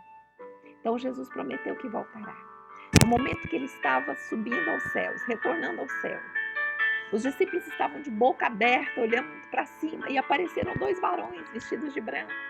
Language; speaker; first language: Portuguese; native; Portuguese